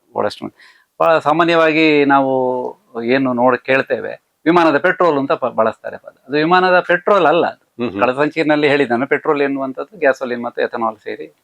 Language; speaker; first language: Kannada; native; Kannada